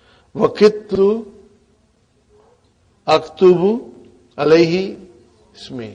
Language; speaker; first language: Arabic; non-native, fluent; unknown